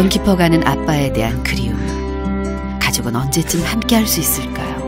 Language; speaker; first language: Korean; native; Korean